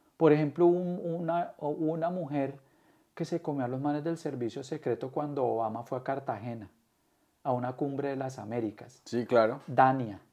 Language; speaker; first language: Spanish; native; Spanish